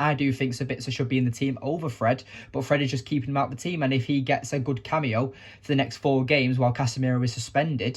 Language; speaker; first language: English; native; English